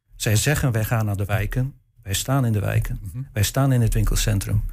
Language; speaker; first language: Dutch; native; Dutch